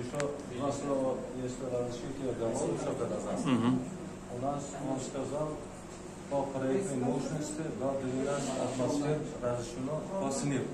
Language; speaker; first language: Russian; non-native, local second language; Uzbek